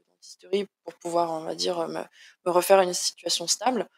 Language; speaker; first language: French; native; French